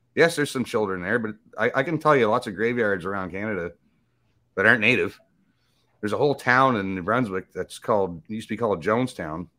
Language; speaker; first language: English; native; English